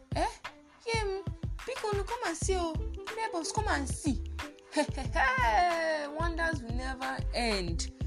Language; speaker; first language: English; non-native, local second language; Yoruba